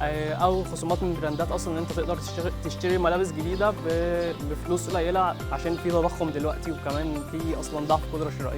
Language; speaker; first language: Arabic; native; Arabic